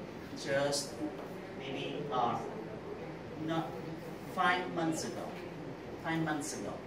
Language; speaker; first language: English; non-native, learner; Vietnamese